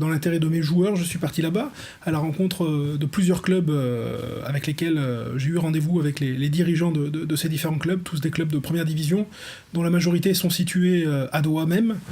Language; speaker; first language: French; native; French